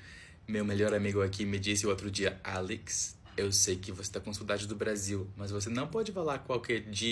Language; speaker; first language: Portuguese; non-native, fluent; English